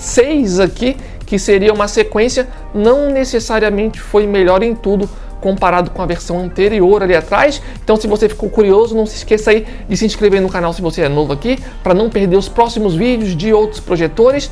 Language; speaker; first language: Portuguese; native; Portuguese